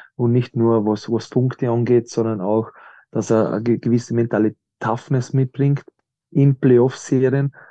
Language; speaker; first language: German; native; German